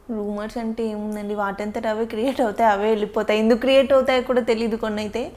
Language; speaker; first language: Telugu; native; Telugu